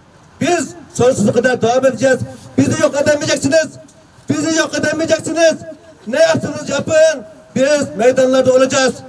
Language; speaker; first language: Turkish; non-native, fluent; Uyghur